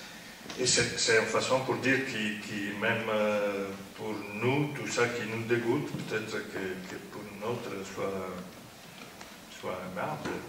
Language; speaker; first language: French; non-native, fluent; Italian